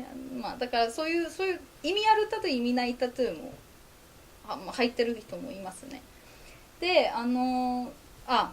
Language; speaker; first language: Japanese; non-native, fluent; Polish